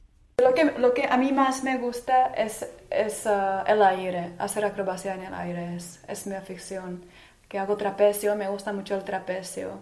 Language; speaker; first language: Spanish; non-native, fluent; Czech